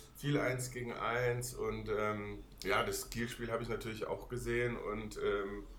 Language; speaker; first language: German; non-native, fluent; Danish